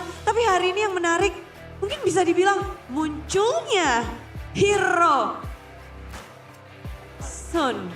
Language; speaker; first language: Indonesian; native; Indonesian